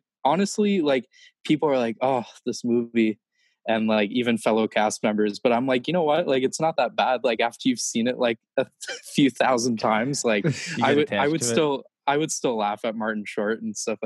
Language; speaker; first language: English; native; English